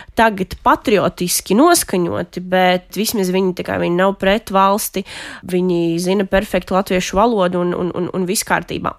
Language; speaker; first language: Latvian; non-native, local second language; Russian